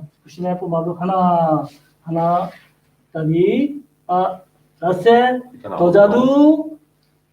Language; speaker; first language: Czech; non-native, learner; Korean